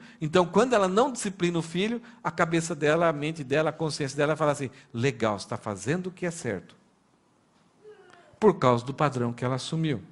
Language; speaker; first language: Portuguese; native; Portuguese